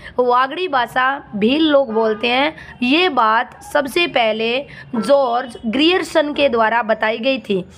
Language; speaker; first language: Hindi; native; Hindi